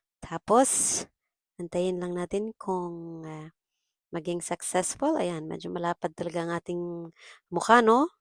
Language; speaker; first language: Filipino; non-native, local second language; Cebuano